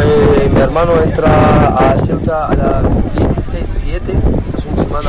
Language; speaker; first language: Spanish; non-native, learner; Arabic